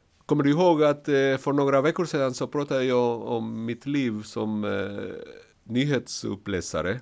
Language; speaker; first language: Swedish; non-native, fluent; Spanish